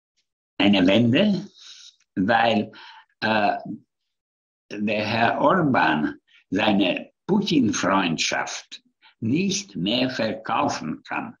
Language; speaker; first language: German; non-native, fluent; Hungarian